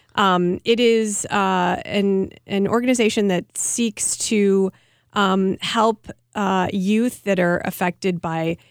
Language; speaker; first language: English; native; English